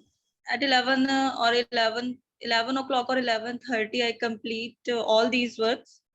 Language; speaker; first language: English; non-native, learner; Hindi